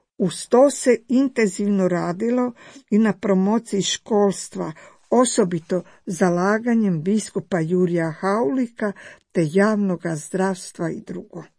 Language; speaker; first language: Croatian; native; Croatian